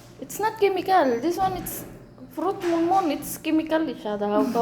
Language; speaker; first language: English; non-native, learner; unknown